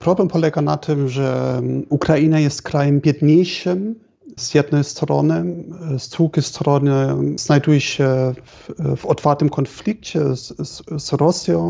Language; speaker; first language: Polish; non-native, fluent; German